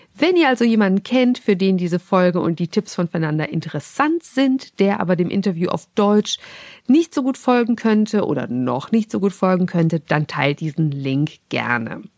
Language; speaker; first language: German; native; German